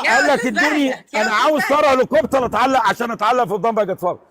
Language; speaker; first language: Arabic; native; Arabic